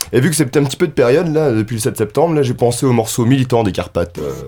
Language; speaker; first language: French; native; French